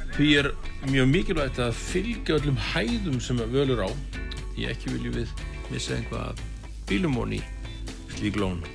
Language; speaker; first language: Icelandic; native; Icelandic